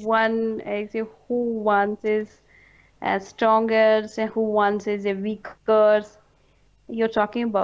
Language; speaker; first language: English; non-native, learner; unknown